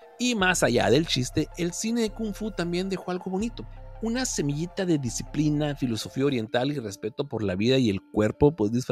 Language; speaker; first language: Spanish; native; Spanish